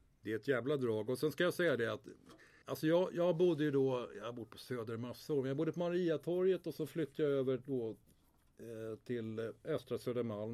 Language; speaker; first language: Swedish; native; Swedish